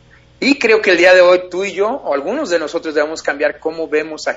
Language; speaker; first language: Spanish; native; Spanish